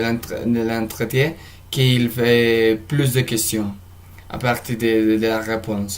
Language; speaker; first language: French; non-native, fluent; Spanish